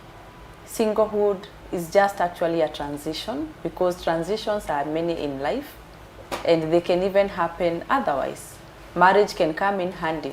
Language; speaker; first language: English; non-native, local second language; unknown